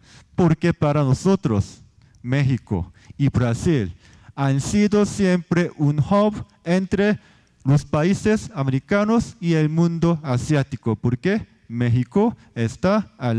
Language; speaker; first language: Spanish; non-native, fluent; Korean